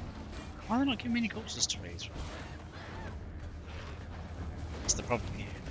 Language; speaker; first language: English; native; English